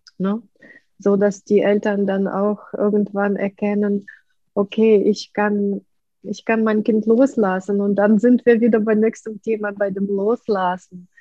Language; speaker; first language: German; non-native, fluent; Russian